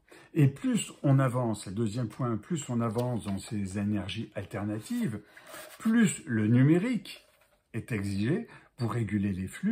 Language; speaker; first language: French; native; French